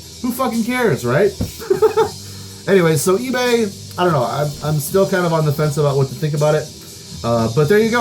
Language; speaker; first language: English; native; English